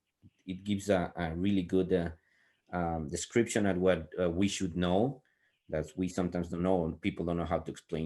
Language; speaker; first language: English; non-native, fluent; Spanish